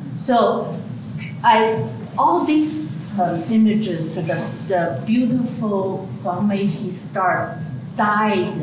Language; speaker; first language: English; non-native, fluent; Chinese